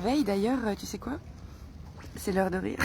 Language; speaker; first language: French; native; French